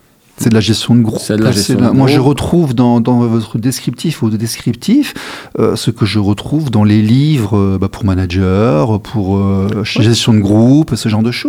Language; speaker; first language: French; native; French